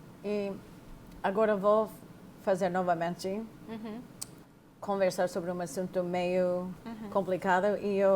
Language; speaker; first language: Portuguese; non-native, fluent; English